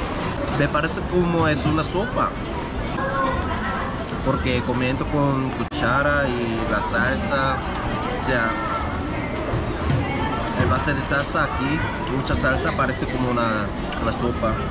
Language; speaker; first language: Spanish; non-native, learner; Korean